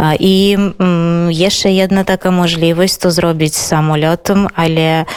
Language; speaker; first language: Polish; non-native, fluent; Belarusian